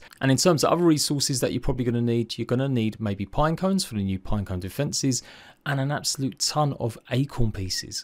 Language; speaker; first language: English; native; English